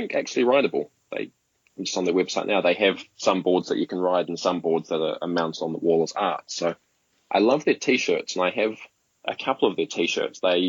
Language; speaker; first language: English; native; English